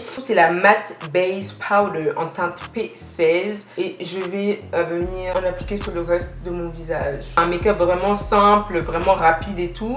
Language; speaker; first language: French; native; French